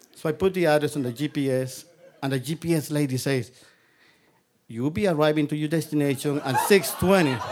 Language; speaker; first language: English; non-native, fluent; Spanish